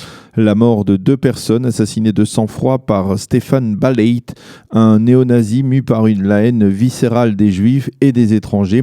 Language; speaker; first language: French; native; French